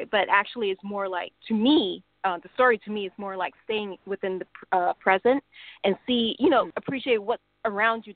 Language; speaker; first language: English; non-native, local second language; Cantonese